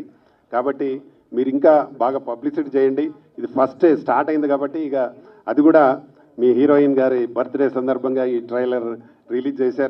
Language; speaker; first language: Telugu; native; Telugu